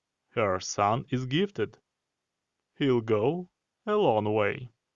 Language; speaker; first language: English; non-native, fluent; Ukrainian